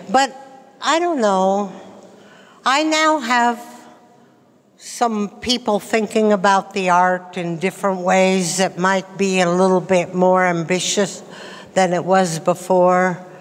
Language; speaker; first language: English; early bilingual, other home language; Latvian